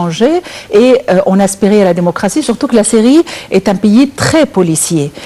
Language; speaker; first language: French; non-native, fluent; Arabic